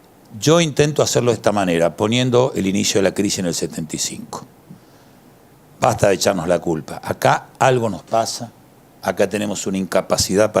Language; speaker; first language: Spanish; native; Spanish